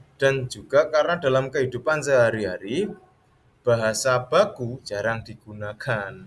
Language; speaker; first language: Indonesian; native; Indonesian